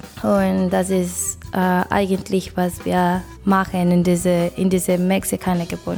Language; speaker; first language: German; non-native, learner; Spanish